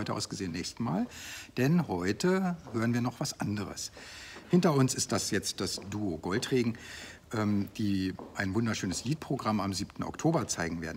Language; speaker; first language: German; native; German